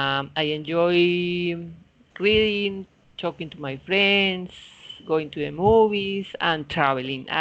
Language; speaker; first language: English; non-native, fluent; Spanish